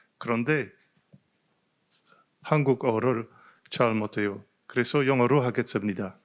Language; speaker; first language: Korean; non-native, learner; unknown